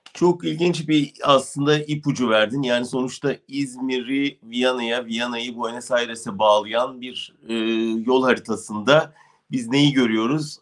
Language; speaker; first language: Turkish; native; Turkish